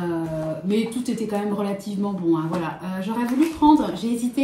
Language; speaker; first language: French; native; French